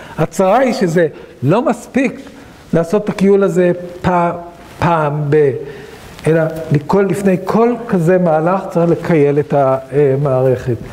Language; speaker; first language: Hebrew; native; Hebrew